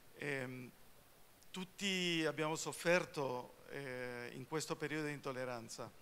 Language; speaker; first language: Italian; early bilingual, heritage; Spanish